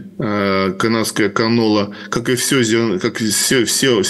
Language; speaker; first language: Russian; native; Russian